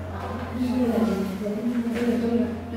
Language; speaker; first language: Chinese; non-native, learner; Vietnamese